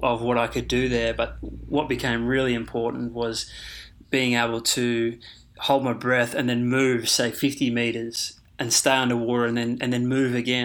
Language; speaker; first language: English; native; English